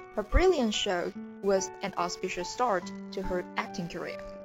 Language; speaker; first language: English; non-native, fluent; Chinese